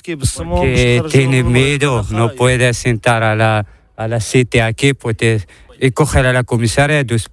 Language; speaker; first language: Spanish; non-native, learner; Arabic